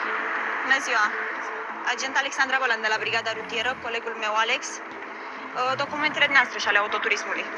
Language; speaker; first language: Romanian; native; Romanian